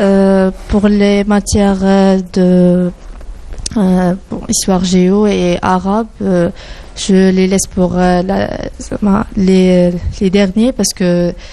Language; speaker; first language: French; non-native, learner; Arabic